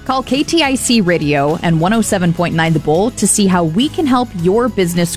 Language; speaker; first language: English; native; English